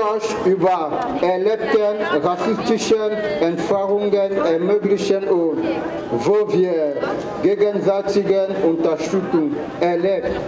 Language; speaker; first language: German; non-native, fluent; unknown